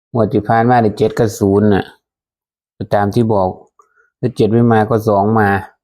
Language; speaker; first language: Thai; native; Thai